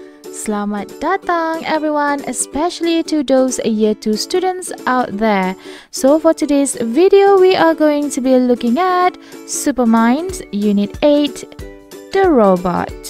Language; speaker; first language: English; non-native, local second language; Malay